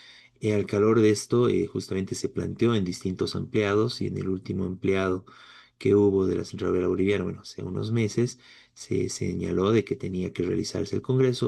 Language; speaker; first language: Spanish; native; Spanish